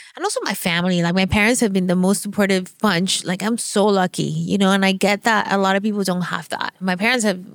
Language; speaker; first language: English; non-native, fluent; Spanish